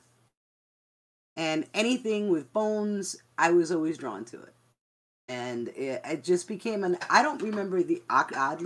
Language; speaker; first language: English; native; English